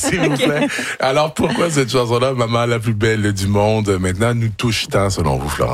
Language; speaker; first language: French; native; French